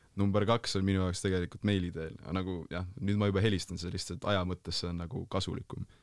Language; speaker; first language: Estonian; native; Estonian